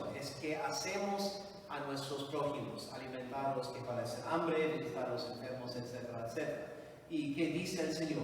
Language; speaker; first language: Spanish; non-native, fluent; English